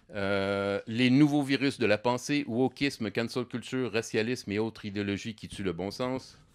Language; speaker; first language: French; native; French